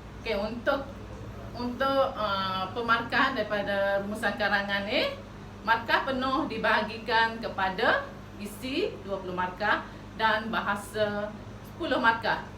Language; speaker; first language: Malay; native; Malay